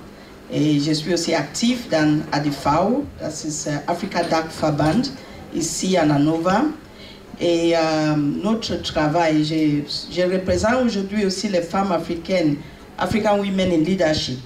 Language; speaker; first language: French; non-native, learner; English